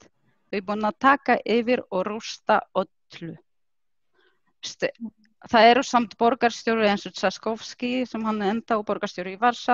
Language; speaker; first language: Icelandic; non-native, fluent; Polish